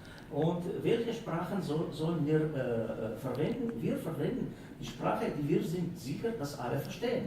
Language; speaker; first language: German; non-native, fluent; Slovenian